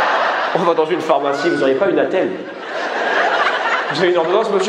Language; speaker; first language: French; native; French